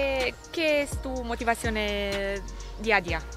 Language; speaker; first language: Spanish; non-native, learner; Romanian